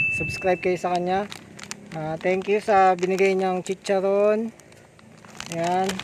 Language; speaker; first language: Filipino; native; Filipino